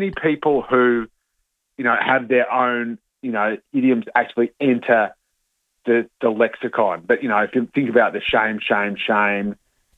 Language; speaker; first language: English; native; English